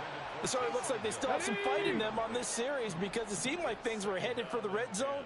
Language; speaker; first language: English; native; English